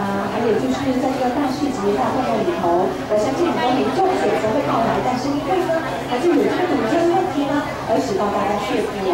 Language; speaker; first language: Chinese; native; Chinese